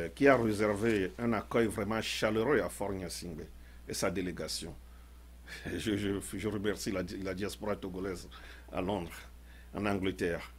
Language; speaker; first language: French; non-native, local second language; Ewe